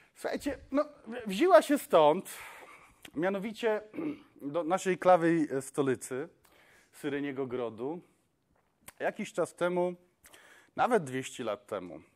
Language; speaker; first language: Polish; non-native, local second language; Kashubian